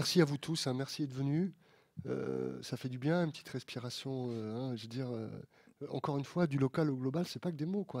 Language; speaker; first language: French; native; French